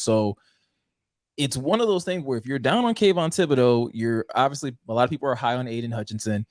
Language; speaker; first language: English; native; English